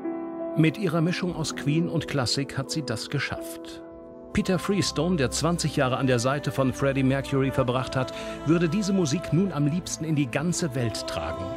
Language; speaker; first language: German; native; German